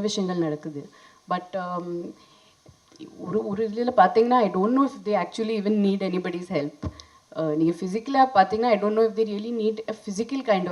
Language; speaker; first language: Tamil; non-native, fluent; Hindi